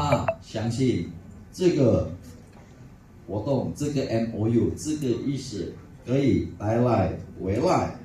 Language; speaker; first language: Chinese; non-native, fluent; Indonesian